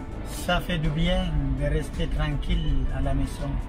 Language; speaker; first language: French; non-native, fluent; Indonesian